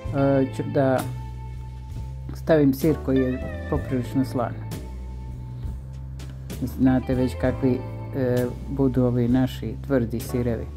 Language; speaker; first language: Serbian; native; Serbian